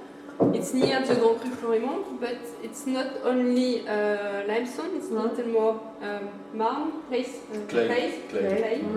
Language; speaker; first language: English; non-native, learner; French